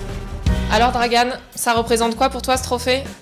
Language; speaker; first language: French; native; French